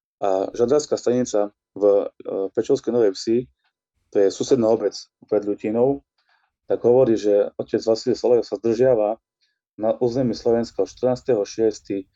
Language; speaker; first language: Slovak; native; Slovak